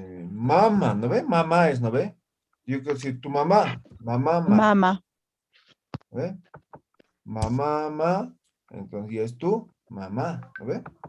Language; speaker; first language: Spanish; non-native, local second language; Aymara